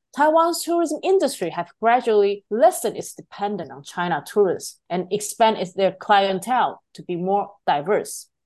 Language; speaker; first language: English; non-native, fluent; Chinese